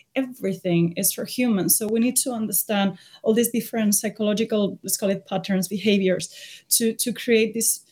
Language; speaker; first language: English; non-native, fluent; Spanish